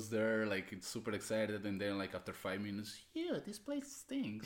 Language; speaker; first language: English; non-native, fluent; Spanish